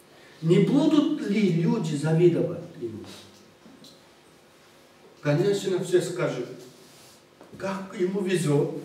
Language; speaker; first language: Russian; non-native, fluent; Korean